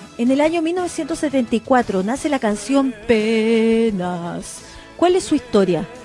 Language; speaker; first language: Spanish; native; Spanish